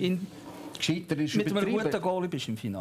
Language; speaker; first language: German; native; German